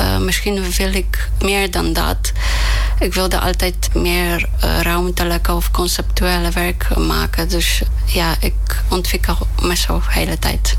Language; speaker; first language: Dutch; non-native, fluent; Polish